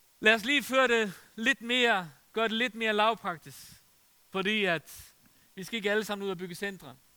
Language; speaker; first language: Danish; non-native, fluent; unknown